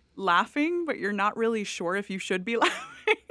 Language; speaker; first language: English; native; English